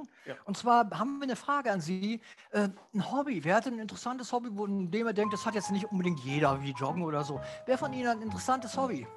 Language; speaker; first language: German; native; German